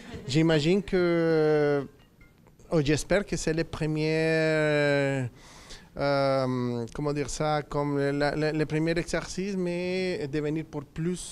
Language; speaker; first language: French; non-native, fluent; Spanish